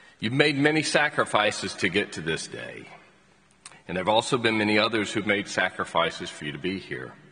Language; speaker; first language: English; native; English